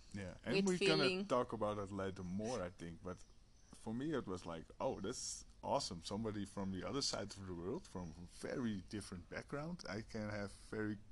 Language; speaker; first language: English; non-native, fluent; Dutch